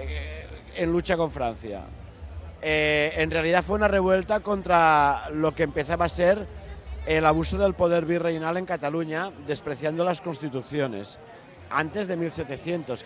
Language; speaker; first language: Spanish; non-native, local second language; Catalan